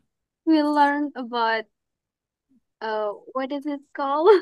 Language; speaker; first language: English; non-native, learner; Indonesian